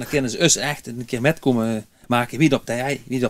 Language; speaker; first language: Dutch; native; Dutch